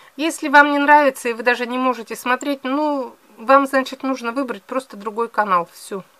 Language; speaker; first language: Russian; native; Russian